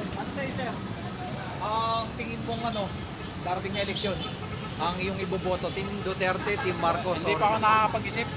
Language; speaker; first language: Filipino; native; Filipino